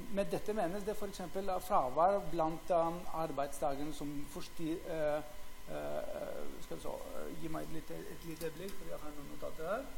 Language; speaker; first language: Norwegian; non-native, fluent; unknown